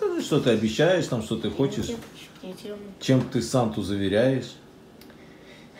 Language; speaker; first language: Russian; native; Russian